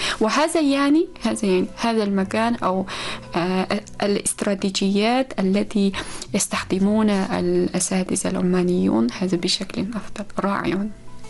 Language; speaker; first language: Arabic; non-native, fluent; Uzbek